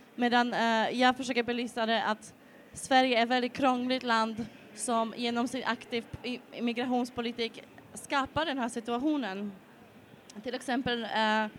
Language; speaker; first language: Swedish; non-native, fluent; Polish